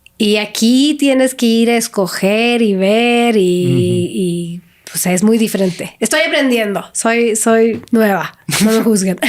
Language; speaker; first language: Spanish; non-native, fluent; Swedish